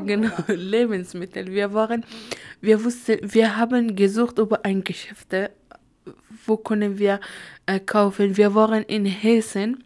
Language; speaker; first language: German; non-native, learner; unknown